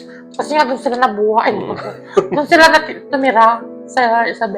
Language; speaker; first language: Filipino; non-native, local second language; Iloko